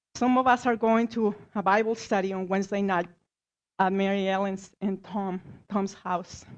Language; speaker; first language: English; non-native, fluent; Spanish